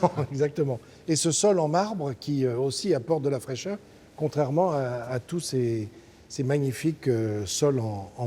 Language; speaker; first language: French; native; French